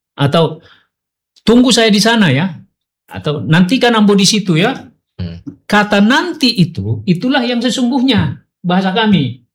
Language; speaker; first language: Indonesian; non-native, local second language; Minangkabau